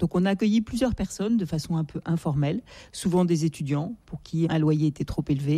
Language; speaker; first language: French; native; French